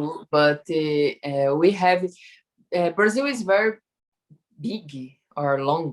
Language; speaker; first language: English; non-native, learner; Portuguese